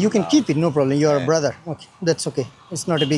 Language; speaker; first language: English; non-native, learner; Bangla